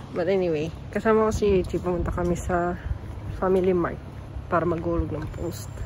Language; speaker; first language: Filipino; native; Filipino